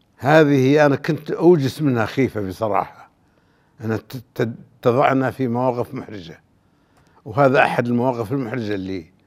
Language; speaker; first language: Arabic; native; Arabic